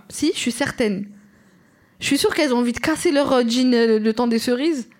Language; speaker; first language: French; early bilingual, other home language; Arabic